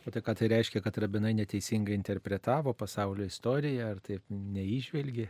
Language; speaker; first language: Lithuanian; native; Lithuanian